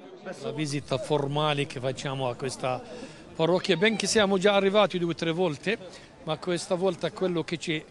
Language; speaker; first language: Italian; non-native, fluent; Arabic